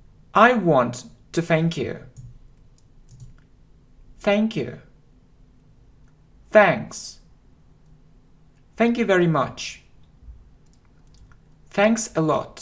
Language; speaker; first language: English; non-native, fluent; Russian